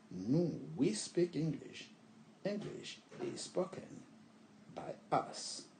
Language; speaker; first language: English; non-native, fluent; French